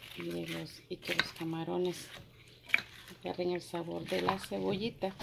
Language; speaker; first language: Spanish; native; Spanish